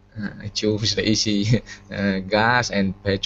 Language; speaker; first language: English; non-native, learner; Vietnamese